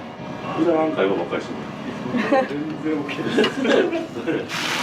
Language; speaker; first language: Japanese; native; Japanese